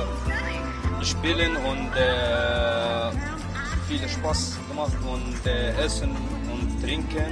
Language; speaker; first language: German; non-native, learner; Arabic